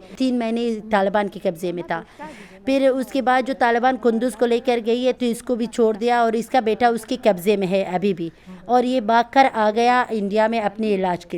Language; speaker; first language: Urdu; non-native, learner; Persian